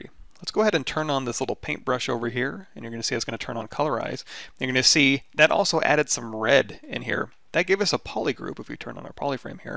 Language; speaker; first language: English; native; English